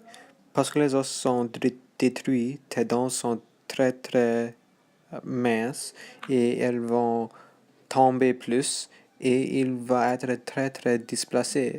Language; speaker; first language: French; non-native, local second language; English